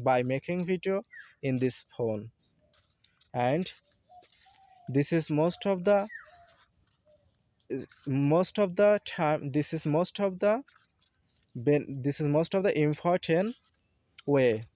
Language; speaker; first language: English; non-native, learner; Bangla